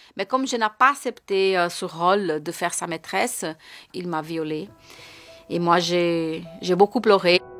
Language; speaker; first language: French; non-native, fluent; Portuguese